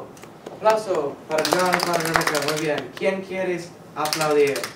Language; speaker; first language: Spanish; non-native, fluent; English